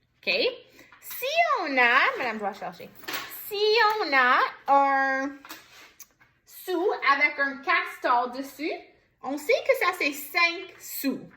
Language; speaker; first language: French; non-native, fluent; English